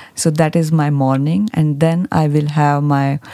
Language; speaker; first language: English; non-native, local second language; Marathi